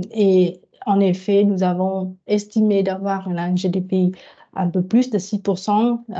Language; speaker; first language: French; non-native, fluent; Vietnamese